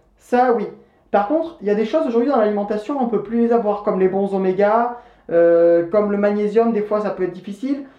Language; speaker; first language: French; native; French